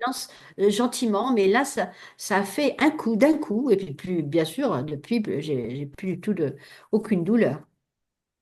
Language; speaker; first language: French; native; French